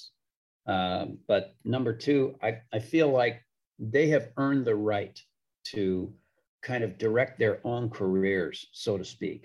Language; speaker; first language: English; native; English